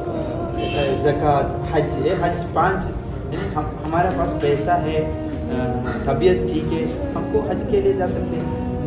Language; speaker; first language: Hindi; non-native, local second language; Malayalam